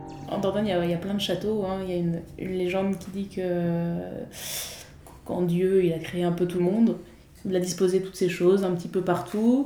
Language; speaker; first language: French; native; French